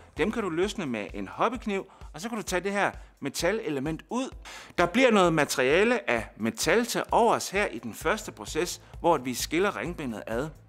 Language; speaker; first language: Danish; native; Danish